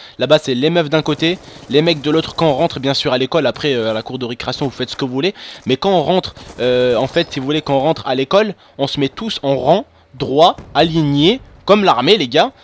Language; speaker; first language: French; non-native, local second language; Arabic